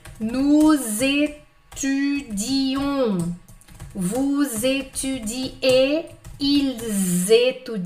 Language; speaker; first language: French; non-native, fluent; Portuguese